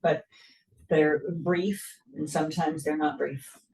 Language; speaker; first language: English; native; English